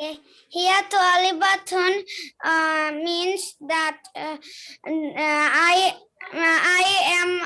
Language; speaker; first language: English; non-native, learner; Bangla